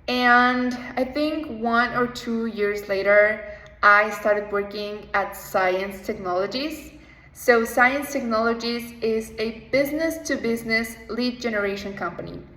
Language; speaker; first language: English; non-native, fluent; Spanish